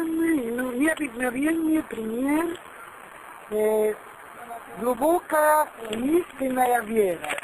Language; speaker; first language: Russian; non-native, learner; Italian